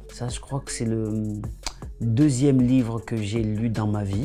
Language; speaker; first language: French; native; French